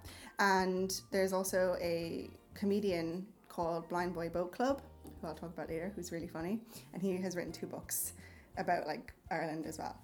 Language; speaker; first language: English; native; English